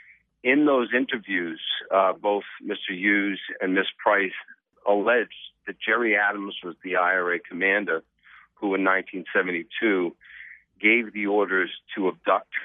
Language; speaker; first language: English; native; English